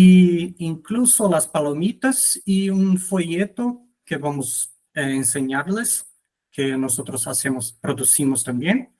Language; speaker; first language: Spanish; non-native, fluent; Portuguese